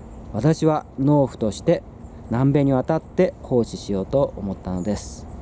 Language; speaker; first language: Japanese; non-native, fluent; Korean